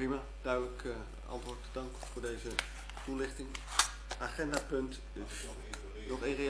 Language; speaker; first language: Dutch; native; Dutch